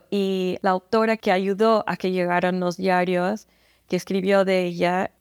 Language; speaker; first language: Spanish; non-native, fluent; English